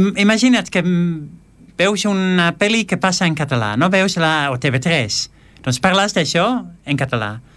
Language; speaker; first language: Catalan; non-native, fluent; Dutch